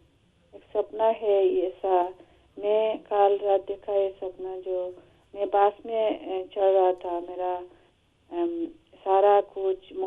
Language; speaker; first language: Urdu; non-native, fluent; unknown